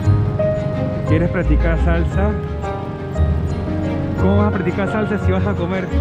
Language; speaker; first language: Spanish; native; Spanish